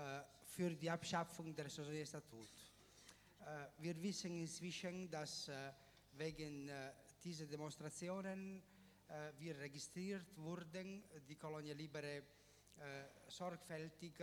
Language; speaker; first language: German; non-native, fluent; Italian